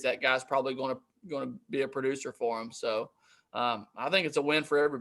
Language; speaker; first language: English; native; English